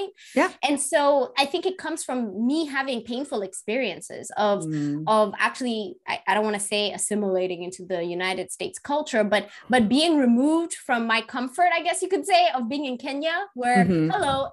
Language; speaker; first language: English; non-native, local second language; Kikuyu